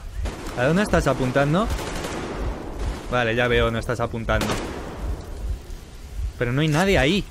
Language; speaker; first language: Spanish; native; Spanish